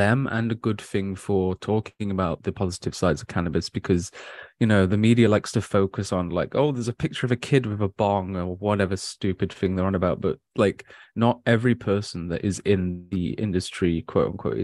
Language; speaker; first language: English; native; English